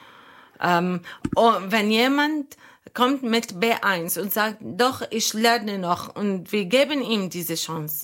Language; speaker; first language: German; non-native, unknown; Arabic